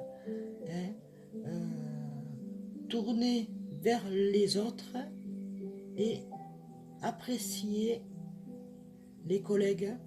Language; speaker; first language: French; native; French